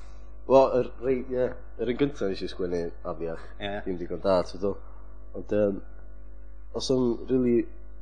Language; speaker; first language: Welsh; native; Welsh